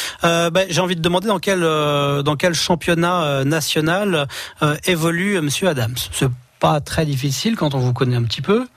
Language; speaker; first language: French; native; French